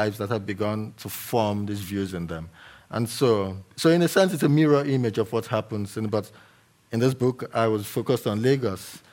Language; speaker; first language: English; native; English